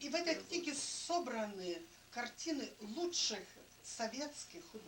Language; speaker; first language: Russian; native; Russian